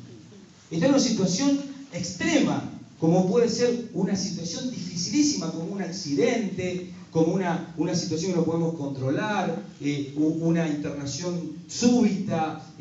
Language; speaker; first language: Spanish; native; Spanish